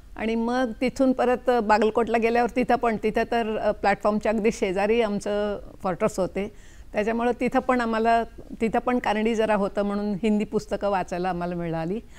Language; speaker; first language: Marathi; non-native, local second language; Kannada